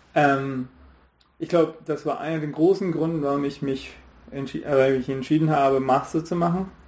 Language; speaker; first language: German; non-native, fluent; Hindi